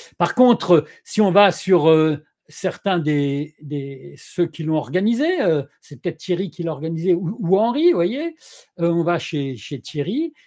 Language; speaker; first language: French; native; French